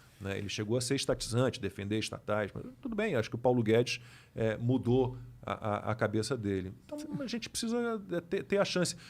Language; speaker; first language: Portuguese; native; Portuguese